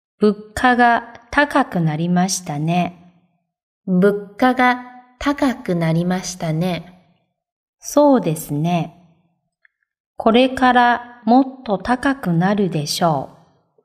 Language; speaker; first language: Japanese; non-native, fluent; Chinese